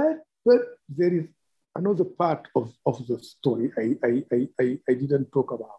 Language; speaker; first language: English; non-native, fluent; Wolof